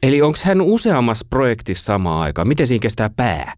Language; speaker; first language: Finnish; native; Finnish